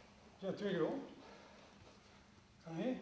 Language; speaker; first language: Japanese; native; Japanese